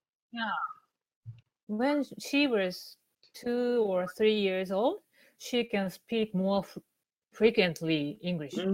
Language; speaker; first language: English; non-native, learner; Japanese